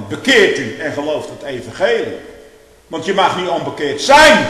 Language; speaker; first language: Dutch; native; Dutch